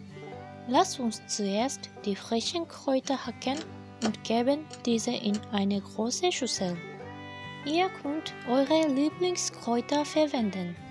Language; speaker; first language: German; non-native, fluent; Japanese